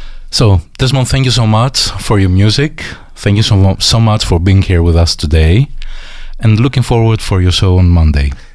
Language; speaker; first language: English; non-native, fluent; Greek